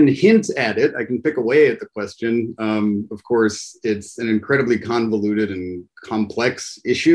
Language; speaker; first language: English; native; English